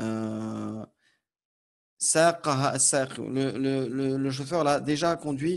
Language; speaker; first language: French; native; French